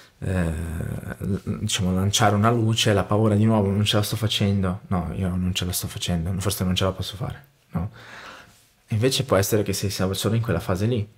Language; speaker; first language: Italian; non-native, fluent; Portuguese